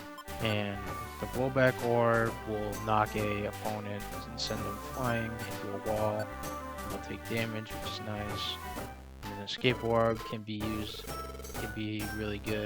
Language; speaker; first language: English; native; English